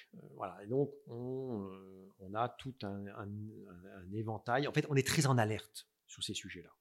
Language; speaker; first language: French; native; French